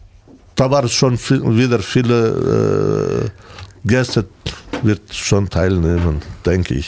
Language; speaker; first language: German; non-native, learner; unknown